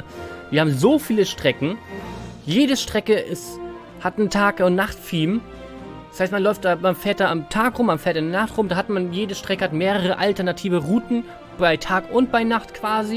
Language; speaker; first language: German; native; German